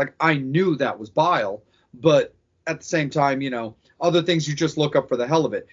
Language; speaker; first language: English; native; English